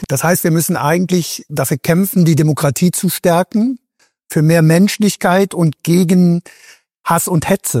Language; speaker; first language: German; native; German